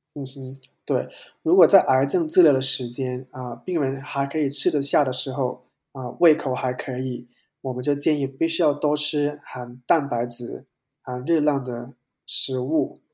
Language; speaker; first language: Chinese; non-native, local second language; Cantonese